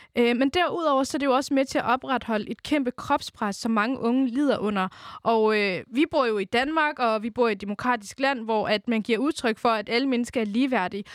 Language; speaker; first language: Danish; early bilingual, other home language; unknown